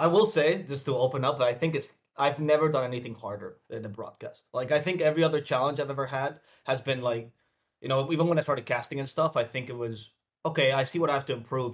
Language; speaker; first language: English; non-native, fluent; Spanish